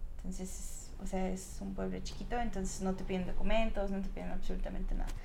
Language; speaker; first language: Spanish; non-native, fluent; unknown